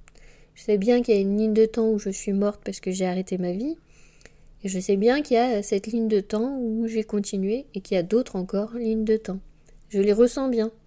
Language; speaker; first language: French; native; French